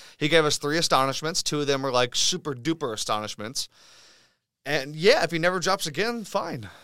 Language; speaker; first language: English; native; English